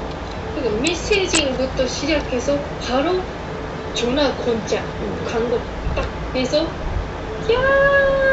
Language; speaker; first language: Korean; non-native, fluent; Japanese